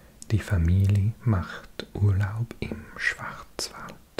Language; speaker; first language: German; non-native, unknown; English